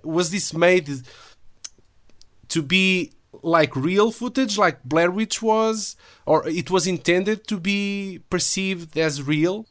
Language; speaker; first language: English; non-native, fluent; Portuguese